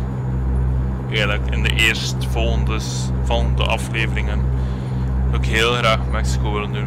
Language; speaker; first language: Dutch; native; Dutch